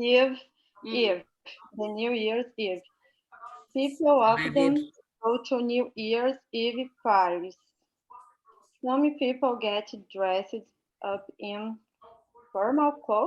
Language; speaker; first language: English; non-native, learner; Portuguese